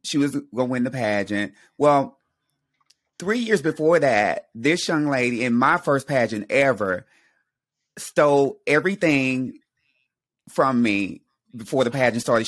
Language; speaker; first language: English; native; English